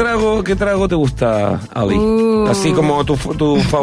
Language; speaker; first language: Spanish; native; Spanish